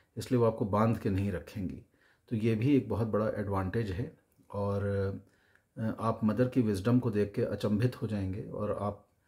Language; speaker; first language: Hindi; native; Hindi